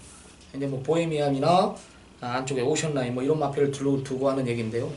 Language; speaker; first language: Korean; native; Korean